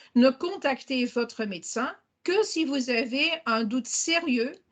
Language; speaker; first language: French; non-native, local second language; Dutch